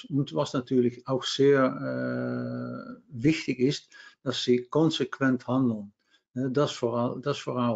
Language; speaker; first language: German; non-native, fluent; Dutch